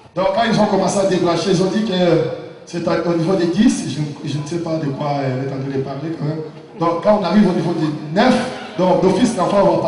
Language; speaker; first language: French; non-native, local second language; Lingala